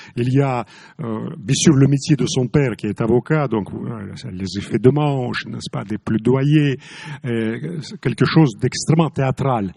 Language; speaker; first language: French; non-native, fluent; Russian